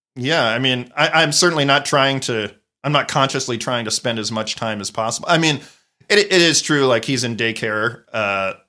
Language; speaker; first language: English; native; English